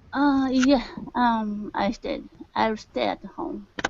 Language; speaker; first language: English; non-native, learner; Japanese